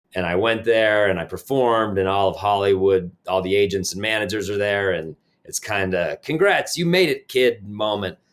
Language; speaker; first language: English; native; English